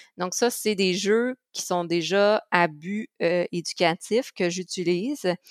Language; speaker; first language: French; native; French